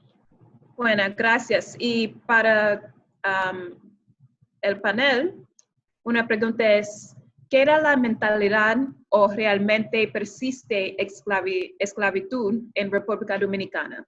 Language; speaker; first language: Spanish; non-native, fluent; English